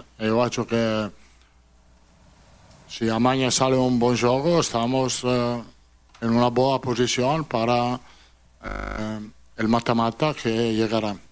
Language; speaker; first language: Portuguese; non-native, learner; Italian